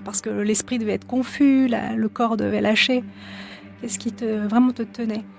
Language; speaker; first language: French; native; French